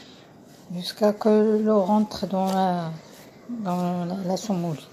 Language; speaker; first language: French; non-native, local second language; Arabic